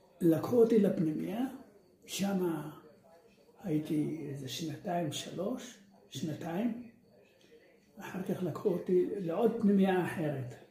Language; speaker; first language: Hebrew; early bilingual, other home language; Arabic